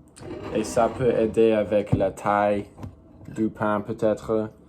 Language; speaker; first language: French; non-native, learner; English